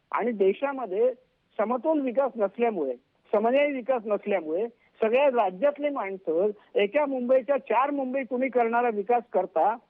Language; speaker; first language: Marathi; native; Marathi